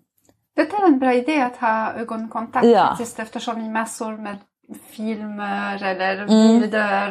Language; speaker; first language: Swedish; non-native, fluent; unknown